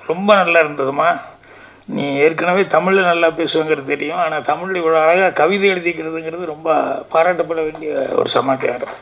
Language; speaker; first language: Tamil; native; Tamil